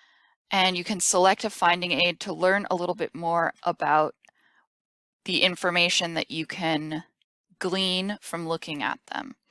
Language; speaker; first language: English; native; English